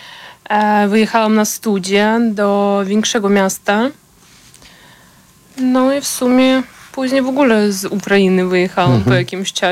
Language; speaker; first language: Polish; non-native, fluent; Ukrainian